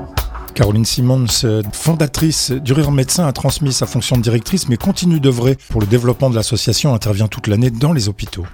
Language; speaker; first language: French; native; French